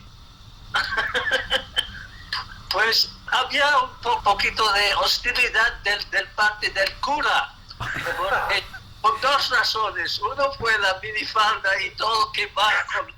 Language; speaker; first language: Spanish; non-native, fluent; English